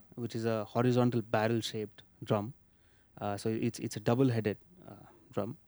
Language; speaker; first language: English; non-native, local second language; Marathi